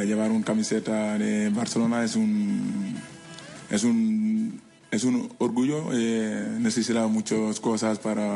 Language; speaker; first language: Spanish; non-native, learner; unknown